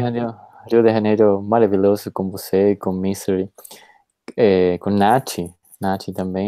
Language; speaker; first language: Portuguese; non-native, fluent; Spanish